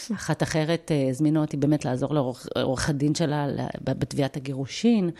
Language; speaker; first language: Hebrew; early bilingual, other home language; Russian